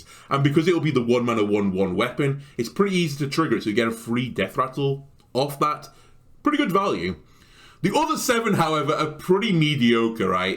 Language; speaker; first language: English; native; English